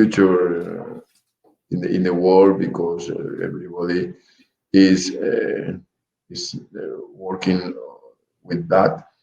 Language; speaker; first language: English; non-native, learner; Spanish